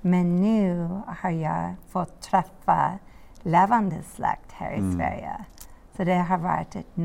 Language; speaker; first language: Swedish; non-native, learner; English